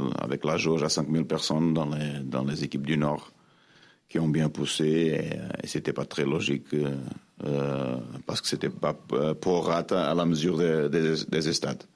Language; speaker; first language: French; non-native, fluent; Portuguese